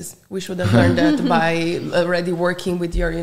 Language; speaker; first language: English; non-native, fluent; Portuguese